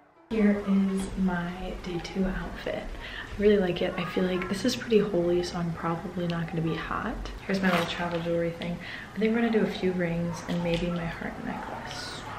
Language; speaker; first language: English; native; English